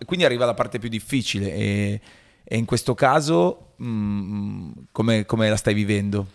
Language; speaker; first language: Italian; native; Italian